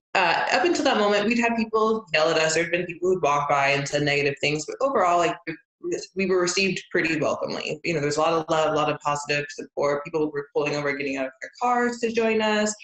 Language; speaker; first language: English; native; English